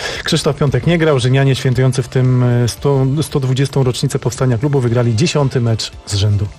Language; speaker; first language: Polish; native; Polish